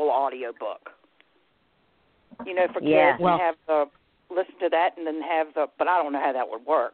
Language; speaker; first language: English; native; English